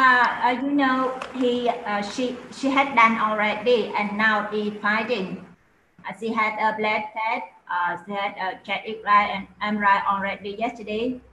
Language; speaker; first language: English; non-native, learner; Vietnamese